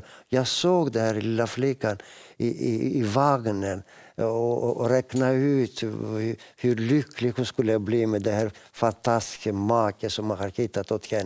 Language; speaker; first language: Swedish; non-native, fluent; Greek